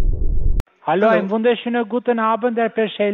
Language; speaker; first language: German; non-native, fluent; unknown